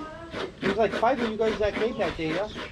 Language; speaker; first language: English; non-native, learner; Filipino